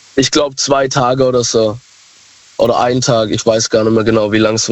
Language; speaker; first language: German; native; German